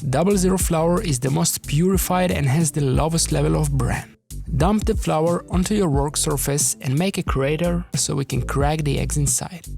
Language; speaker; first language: English; non-native, fluent; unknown